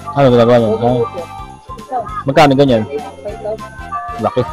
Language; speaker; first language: Filipino; native; Filipino